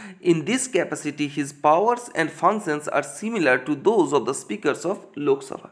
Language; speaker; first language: English; non-native, local second language; Bangla